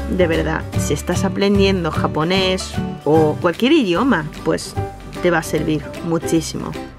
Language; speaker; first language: Spanish; non-native, fluent; Japanese